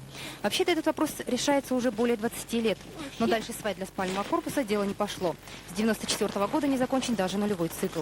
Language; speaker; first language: Russian; native; Russian